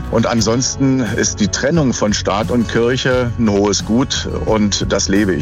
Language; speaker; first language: German; native; German